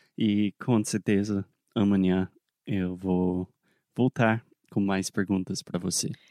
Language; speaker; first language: Portuguese; non-native, fluent; English